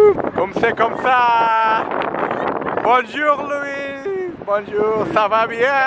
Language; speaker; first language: French; non-native, learner; English